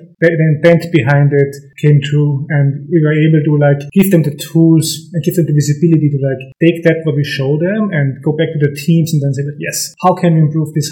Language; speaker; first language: English; non-native, fluent; German